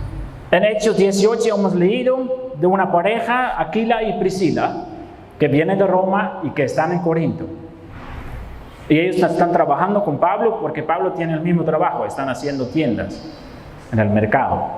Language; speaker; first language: Spanish; non-native, fluent; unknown